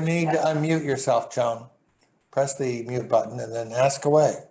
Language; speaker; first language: English; native; English